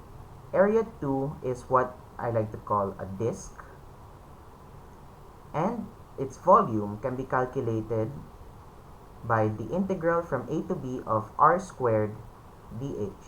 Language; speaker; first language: English; non-native, local second language; Filipino